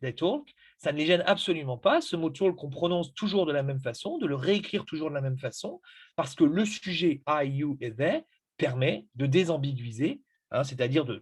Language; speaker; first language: French; native; French